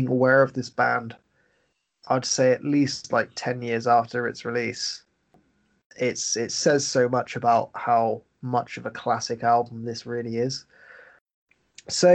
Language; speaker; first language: English; native; English